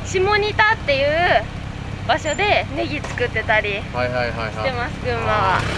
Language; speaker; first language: Japanese; native; Japanese